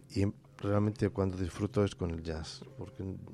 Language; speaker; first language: Spanish; native; Spanish